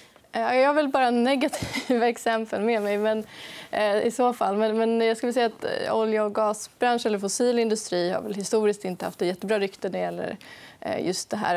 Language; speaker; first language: Swedish; native; Swedish